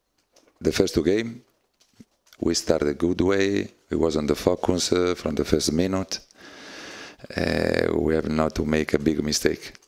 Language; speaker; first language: English; non-native, learner; Italian